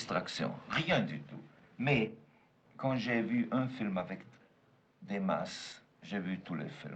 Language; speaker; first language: French; non-native, fluent; German